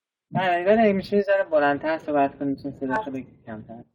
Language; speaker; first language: Persian; native; Persian